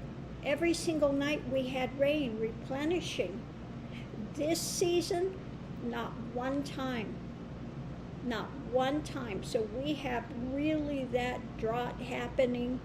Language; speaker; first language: English; native; English